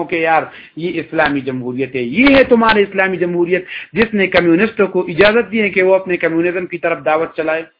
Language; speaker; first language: Urdu; non-native, local second language; Pashto